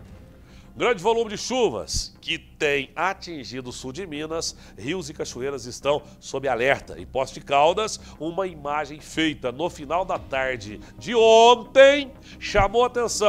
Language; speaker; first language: Portuguese; native; Portuguese